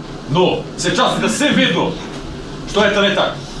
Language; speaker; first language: Russian; non-native, fluent; Serbian